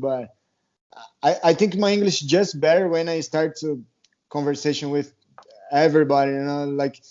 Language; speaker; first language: English; non-native, learner; Portuguese